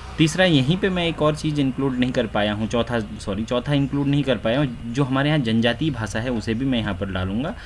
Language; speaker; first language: Hindi; native; Hindi